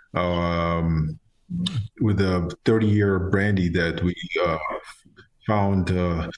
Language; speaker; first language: English; non-native, fluent; Georgian